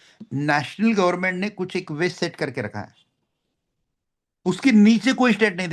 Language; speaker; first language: Hindi; native; Hindi